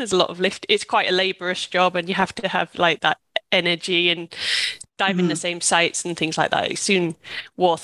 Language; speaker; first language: English; native; English